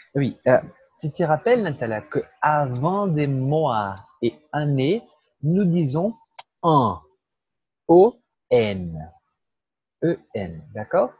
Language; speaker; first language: French; non-native, fluent; Portuguese